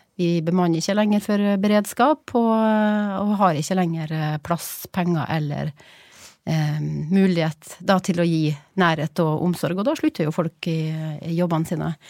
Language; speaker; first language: Norwegian; native; Norwegian